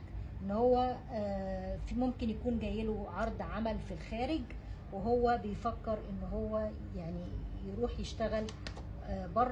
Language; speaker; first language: Arabic; native; Arabic